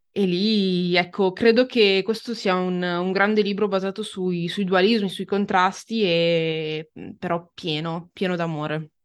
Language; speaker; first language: Italian; early bilingual, other home language; Romanian